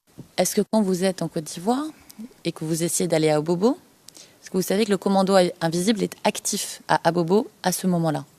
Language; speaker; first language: French; native; French